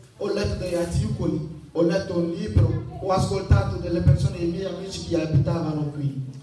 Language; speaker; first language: Italian; non-native, fluent; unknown